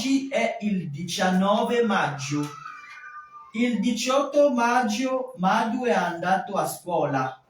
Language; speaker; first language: Italian; non-native, fluent; French